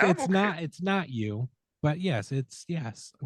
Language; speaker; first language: English; native; English